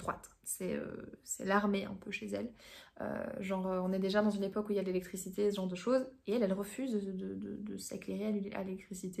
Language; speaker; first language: French; native; French